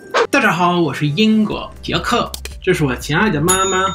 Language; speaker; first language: Chinese; non-native, learner; English